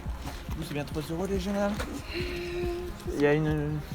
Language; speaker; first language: French; native; French